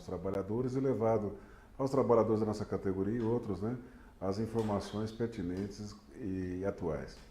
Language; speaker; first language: Portuguese; native; Portuguese